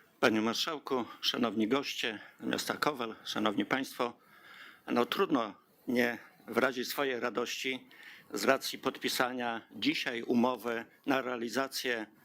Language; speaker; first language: Polish; native; Polish